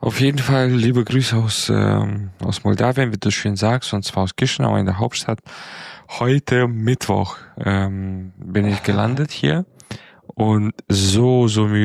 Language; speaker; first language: German; non-native, fluent; Romanian